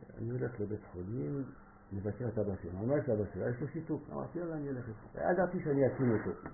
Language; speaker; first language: Hebrew; non-native, fluent; French